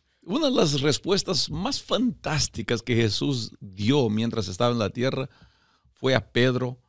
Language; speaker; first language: Spanish; early bilingual, heritage; Spanish